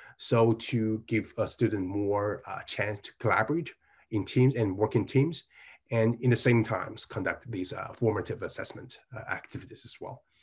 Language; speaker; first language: English; non-native, fluent; Chinese